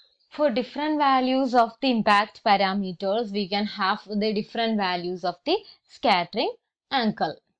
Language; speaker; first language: English; non-native, local second language; Malayalam